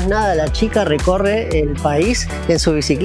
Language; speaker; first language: Spanish; native; Spanish